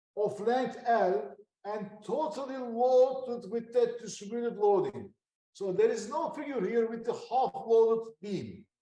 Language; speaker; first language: English; non-native, fluent; Turkish